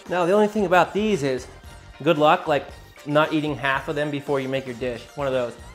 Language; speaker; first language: English; native; English